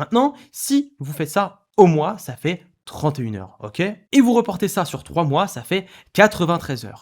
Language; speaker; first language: French; native; French